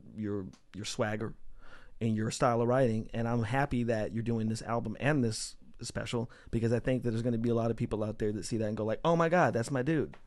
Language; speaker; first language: English; native; English